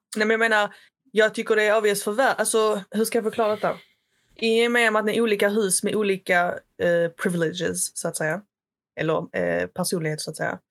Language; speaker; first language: Swedish; early bilingual, other home language; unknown